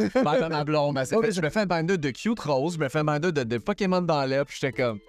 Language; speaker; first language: French; native; French